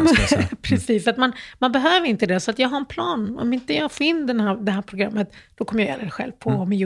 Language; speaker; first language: Swedish; early bilingual, other home language; Arabic